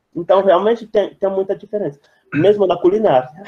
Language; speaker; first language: Portuguese; non-native, fluent; French